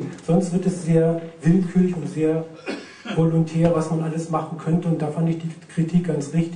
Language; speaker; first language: German; native; German